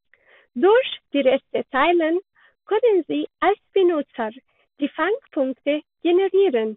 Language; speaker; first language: German; non-native, learner; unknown